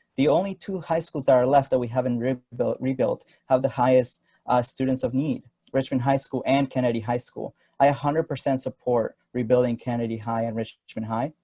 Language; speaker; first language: English; non-native, fluent; Spanish